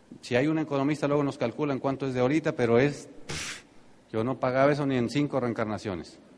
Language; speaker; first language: Spanish; native; Spanish